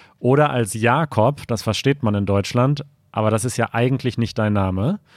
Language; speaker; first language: German; native; German